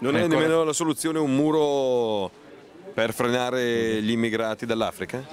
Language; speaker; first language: Italian; native; Italian